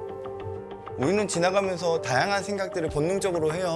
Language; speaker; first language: Korean; native; Korean